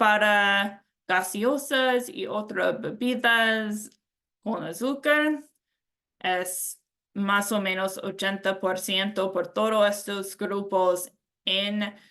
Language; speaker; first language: Spanish; non-native, learner; English